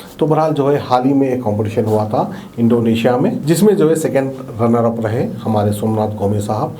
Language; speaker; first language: Hindi; non-native, local second language; Urdu